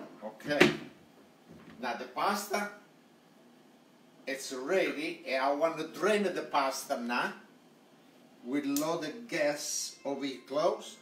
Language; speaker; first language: English; non-native, local second language; Italian